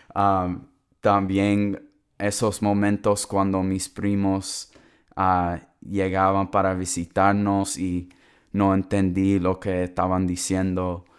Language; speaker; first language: Spanish; early bilingual, heritage; English